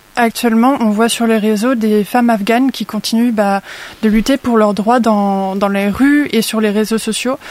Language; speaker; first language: French; native; French